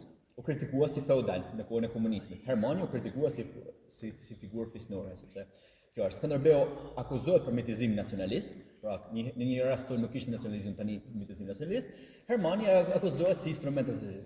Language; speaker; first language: Albanian; native; Albanian